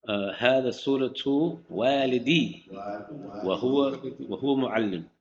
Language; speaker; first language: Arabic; non-native, learner; English